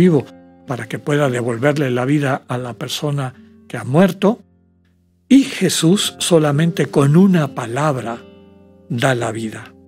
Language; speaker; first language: Spanish; native; Spanish